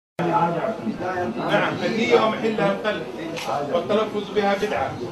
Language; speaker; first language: Arabic; native; Arabic